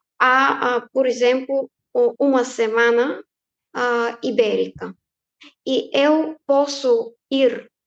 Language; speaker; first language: Portuguese; non-native, fluent; Bulgarian